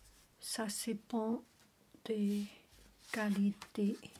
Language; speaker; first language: French; non-native, learner; Chinese